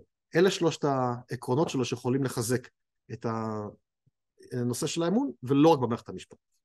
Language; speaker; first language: Hebrew; native; Hebrew